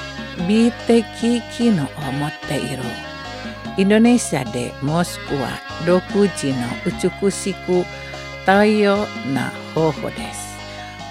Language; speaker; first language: Japanese; non-native, learner; Indonesian